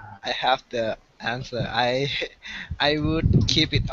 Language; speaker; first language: English; non-native, learner; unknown